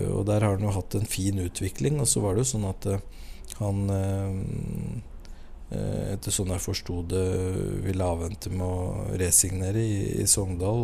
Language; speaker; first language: Norwegian; native; Norwegian